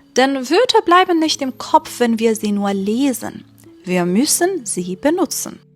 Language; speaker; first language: German; non-native, fluent; Persian